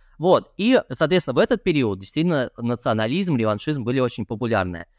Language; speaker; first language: Russian; native; Russian